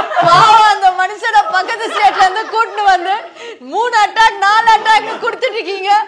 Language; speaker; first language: Tamil; native; Tamil